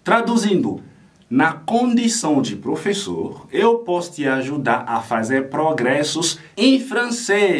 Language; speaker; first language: Portuguese; non-native, fluent; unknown